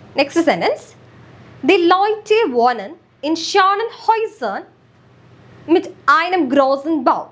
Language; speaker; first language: German; non-native, fluent; Malayalam